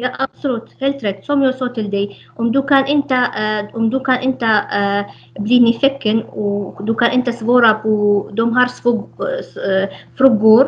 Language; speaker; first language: Swedish; non-native, fluent; Arabic